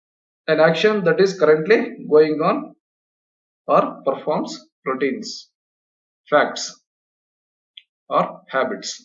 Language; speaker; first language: English; non-native, local second language; Kannada